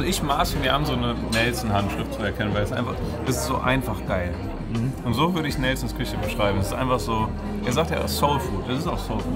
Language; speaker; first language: German; native; German